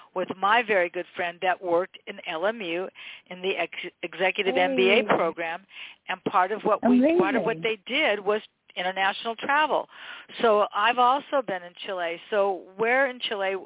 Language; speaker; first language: English; native; English